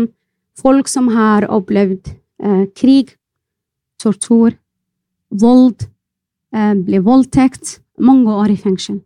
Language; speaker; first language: Norwegian; non-native, fluent; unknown